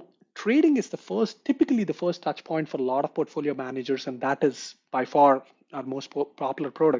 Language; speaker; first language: English; non-native, local second language; Telugu